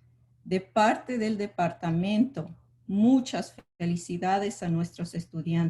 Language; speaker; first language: Spanish; early bilingual, heritage; Spanish